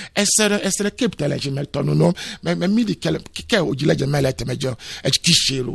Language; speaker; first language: Hungarian; non-native, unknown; Yoruba